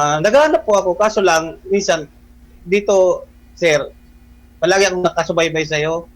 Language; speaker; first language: Filipino; non-native, local second language; Bikol